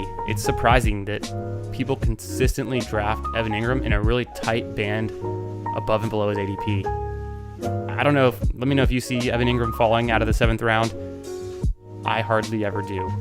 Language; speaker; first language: English; native; English